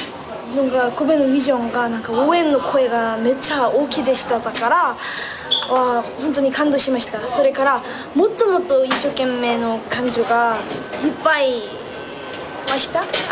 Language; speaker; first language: Japanese; non-native, learner; Korean